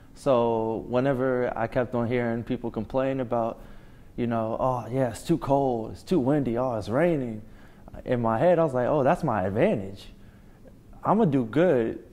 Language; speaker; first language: English; native; English